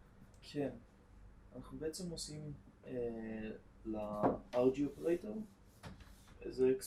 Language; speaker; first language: Hebrew; native; Hebrew